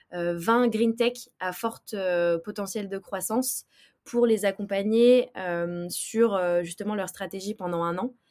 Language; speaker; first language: French; native; French